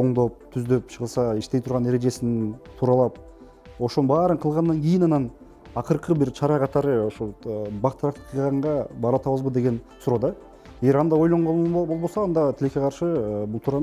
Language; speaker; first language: Kyrgyz; native; Kyrgyz